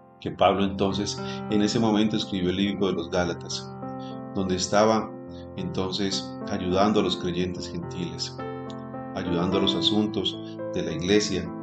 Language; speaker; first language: Spanish; native; Spanish